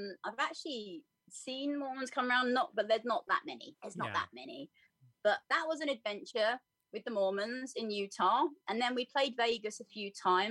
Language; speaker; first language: English; native; English